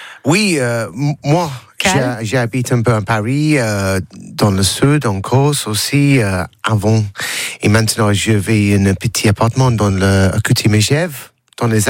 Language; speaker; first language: French; non-native, learner; English